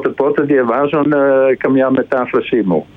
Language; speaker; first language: Greek; non-native, fluent; Dutch